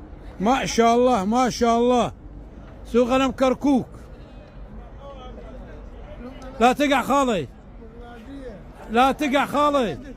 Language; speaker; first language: Arabic; native; Arabic